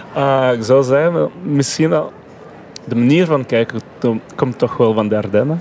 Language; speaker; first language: Dutch; non-native, local second language; French